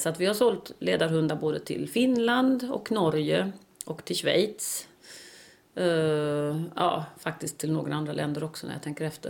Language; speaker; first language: Swedish; native; Swedish